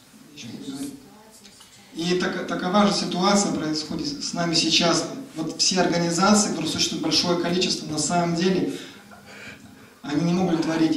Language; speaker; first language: Russian; native; Russian